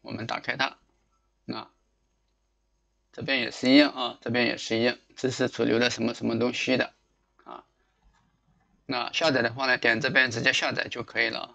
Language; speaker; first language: Chinese; native; Chinese